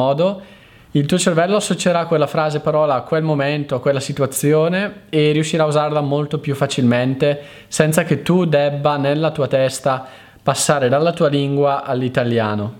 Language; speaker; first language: Italian; native; Italian